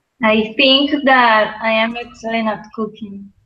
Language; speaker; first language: English; non-native, learner; Spanish